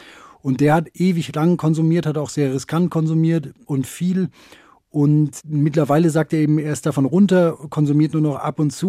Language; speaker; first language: German; native; German